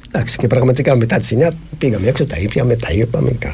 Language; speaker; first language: Greek; non-native, fluent; Arabic